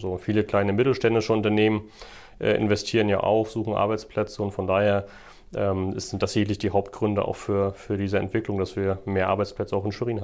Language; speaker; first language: German; native; German